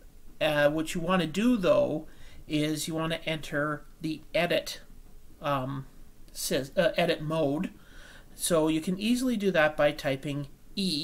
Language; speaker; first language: English; native; English